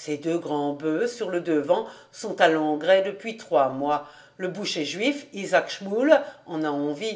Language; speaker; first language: French; native; French